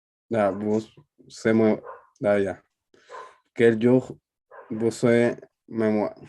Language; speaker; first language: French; non-native, learner; Spanish